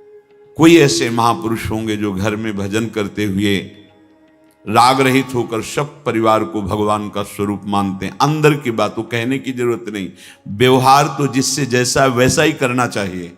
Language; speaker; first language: Hindi; native; Hindi